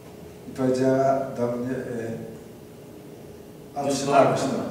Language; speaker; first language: Polish; native; Polish